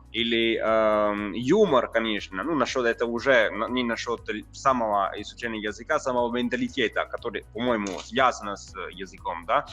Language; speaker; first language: Russian; non-native, fluent; Italian